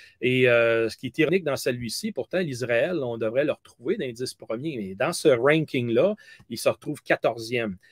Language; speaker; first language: French; native; French